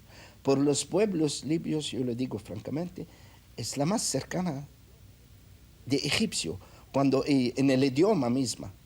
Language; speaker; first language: Spanish; non-native, fluent; Arabic